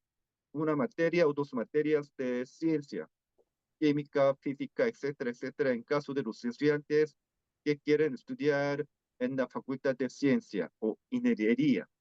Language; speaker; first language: Spanish; non-native, fluent; Korean